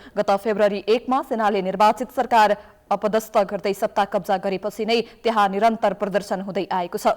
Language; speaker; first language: Nepali; native; Nepali